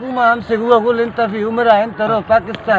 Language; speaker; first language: Arabic; non-native, learner; Sindhi